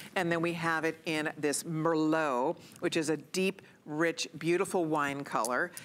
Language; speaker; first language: English; native; English